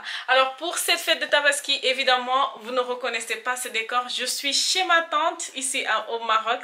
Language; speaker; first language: French; non-native, local second language; Wolof